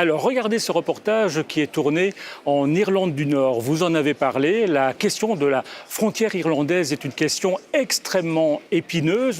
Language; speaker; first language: French; native; French